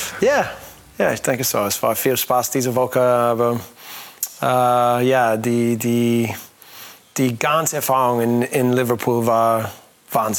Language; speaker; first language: German; non-native, learner; English